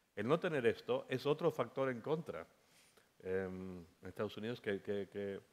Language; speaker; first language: Spanish; non-native, fluent; English